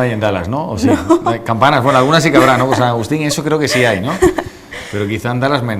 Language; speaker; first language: Spanish; native; Spanish